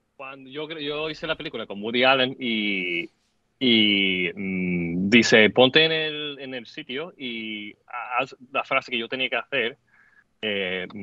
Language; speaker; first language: Spanish; non-native, fluent; English